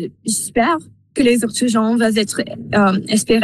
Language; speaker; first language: French; non-native, local second language; English